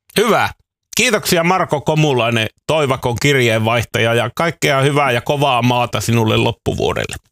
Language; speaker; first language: Finnish; native; Finnish